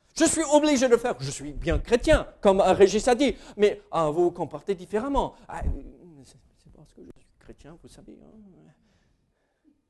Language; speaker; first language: French; non-native, fluent; English